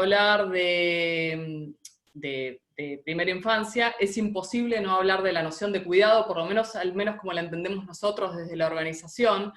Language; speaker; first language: Spanish; native; Spanish